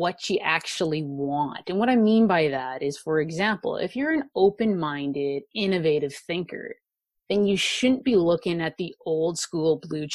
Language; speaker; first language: English; native; English